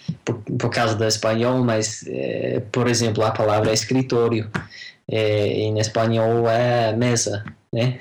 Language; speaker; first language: Portuguese; non-native, fluent; English